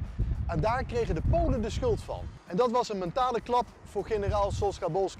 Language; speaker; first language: Dutch; native; Dutch